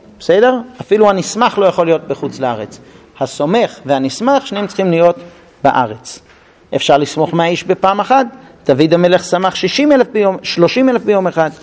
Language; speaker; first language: Hebrew; non-native, fluent; English